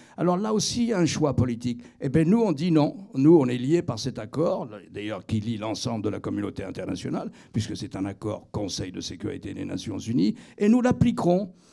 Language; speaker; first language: French; native; French